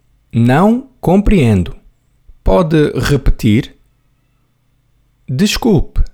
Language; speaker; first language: Portuguese; non-native, learner; English